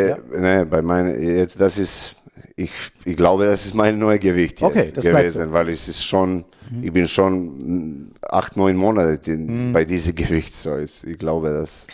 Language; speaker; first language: German; non-native, learner; Serbian